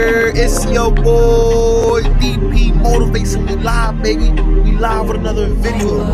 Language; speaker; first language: English; native; English